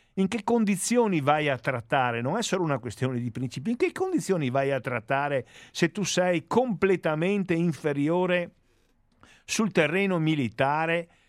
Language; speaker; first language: Italian; native; Italian